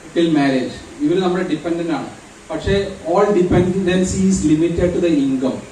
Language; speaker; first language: Malayalam; native; Malayalam